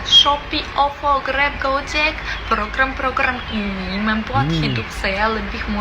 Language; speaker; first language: Indonesian; non-native, fluent; Russian